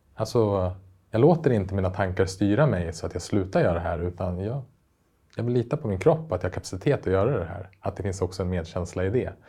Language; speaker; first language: Swedish; native; Swedish